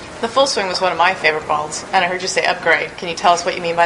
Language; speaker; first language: English; native; English